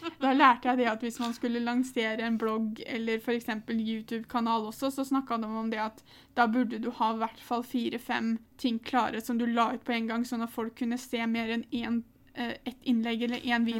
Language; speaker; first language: Norwegian; native; Norwegian